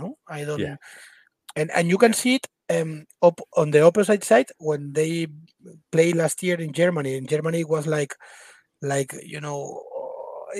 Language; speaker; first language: English; non-native, fluent; Spanish